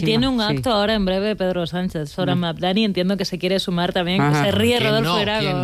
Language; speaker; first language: Spanish; native; Spanish